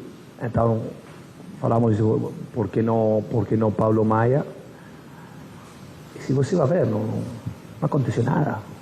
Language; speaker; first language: Portuguese; non-native, fluent; Spanish